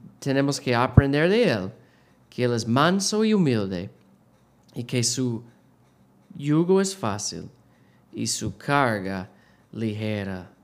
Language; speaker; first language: Spanish; non-native, learner; English